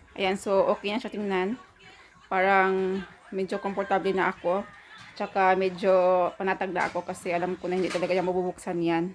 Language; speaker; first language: Filipino; non-native, local second language; Cebuano